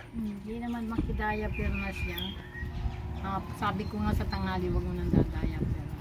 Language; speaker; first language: Filipino; non-native, local second language; Bikol